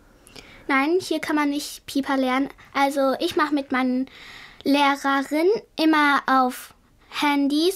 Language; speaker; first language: German; early bilingual, other home language; Chinese